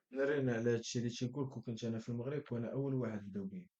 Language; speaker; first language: Arabic; native; Arabic